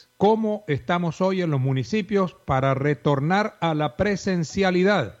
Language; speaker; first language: Spanish; native; Spanish